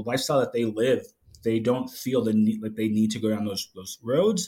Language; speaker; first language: English; native; English